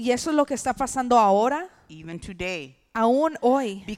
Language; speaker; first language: Spanish; early bilingual, heritage; English